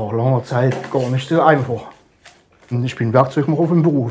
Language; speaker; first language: German; native; German